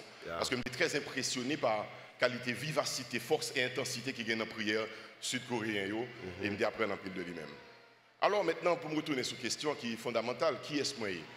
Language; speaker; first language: French; non-native, local second language; Haitian Creole